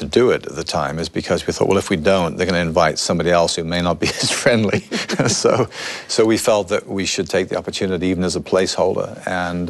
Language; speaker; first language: English; native; English